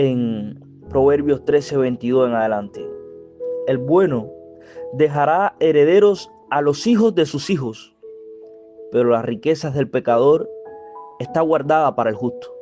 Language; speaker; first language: Spanish; native; Spanish